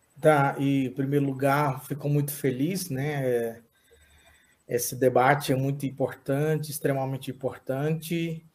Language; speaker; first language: Portuguese; non-native, local second language; Yanomámi